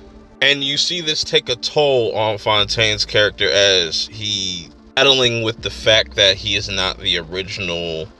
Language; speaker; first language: English; native; English